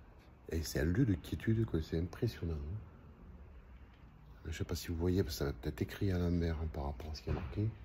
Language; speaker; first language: French; native; French